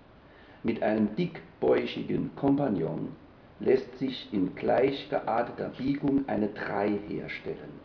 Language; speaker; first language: German; native; German